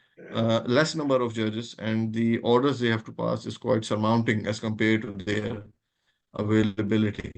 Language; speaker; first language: English; non-native, local second language; Urdu